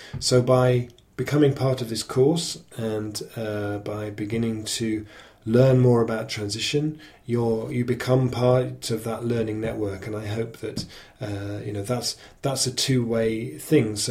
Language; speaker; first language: English; native; English